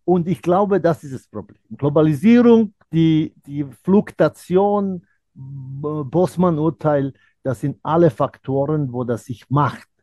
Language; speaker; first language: German; non-native, fluent; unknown